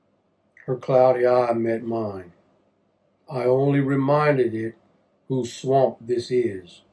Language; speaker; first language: English; native; English